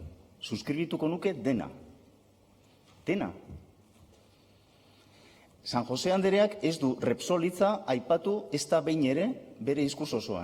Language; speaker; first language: Basque; non-native, local second language; Spanish